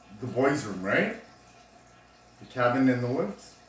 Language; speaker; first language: English; native; English